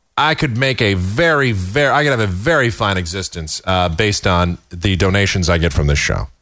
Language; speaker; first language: English; native; English